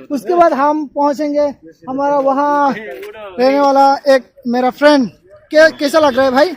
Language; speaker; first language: Hindi; non-native, local second language; Assamese